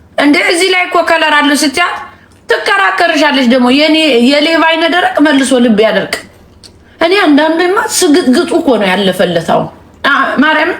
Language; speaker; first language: Amharic; native; Amharic